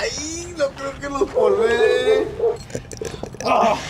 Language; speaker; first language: Spanish; native; Spanish